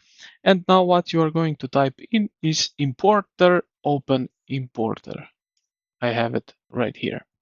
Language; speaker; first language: English; non-native, fluent; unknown